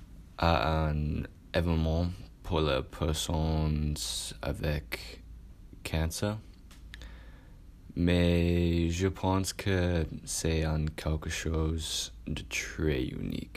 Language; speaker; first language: French; non-native, learner; English